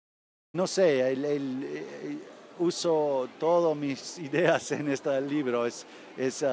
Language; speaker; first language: Spanish; non-native, learner; English